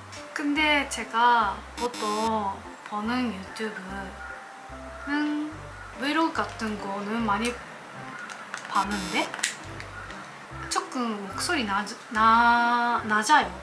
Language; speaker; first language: Korean; non-native, learner; Japanese